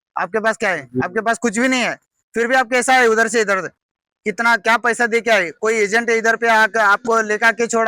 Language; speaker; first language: Hindi; non-native, local second language; Kannada